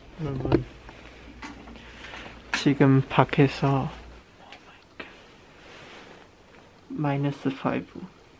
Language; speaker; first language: Korean; non-native, learner; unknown